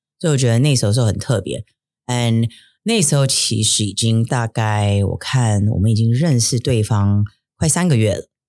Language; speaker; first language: Chinese; early bilingual, heritage; Chinese